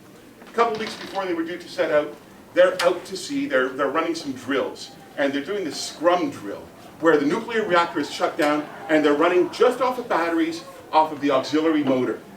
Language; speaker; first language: English; native; English